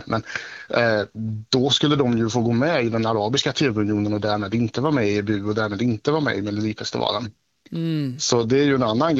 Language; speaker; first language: Swedish; native; Swedish